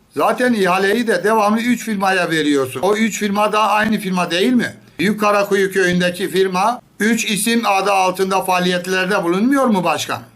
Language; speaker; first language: Turkish; native; Turkish